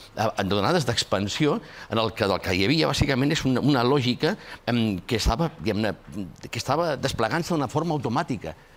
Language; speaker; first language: Catalan; non-native, local second language; Spanish